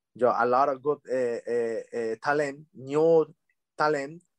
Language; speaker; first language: English; non-native, learner; Spanish